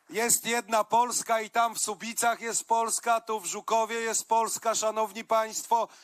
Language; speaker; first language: Polish; native; Polish